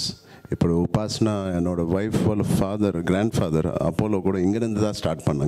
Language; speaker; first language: Tamil; non-native, local second language; Telugu